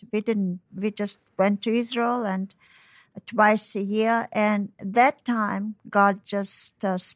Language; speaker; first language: English; non-native, fluent; Uzbek